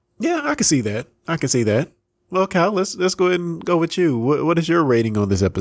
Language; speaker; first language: English; native; English